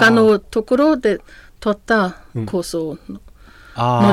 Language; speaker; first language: Japanese; non-native, learner; German